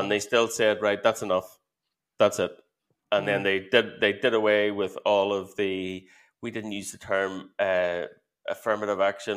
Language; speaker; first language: English; native; English